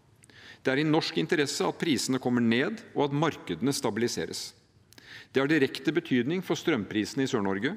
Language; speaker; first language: Norwegian; native; Norwegian